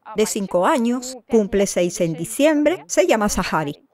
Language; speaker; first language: Spanish; non-native, fluent; Russian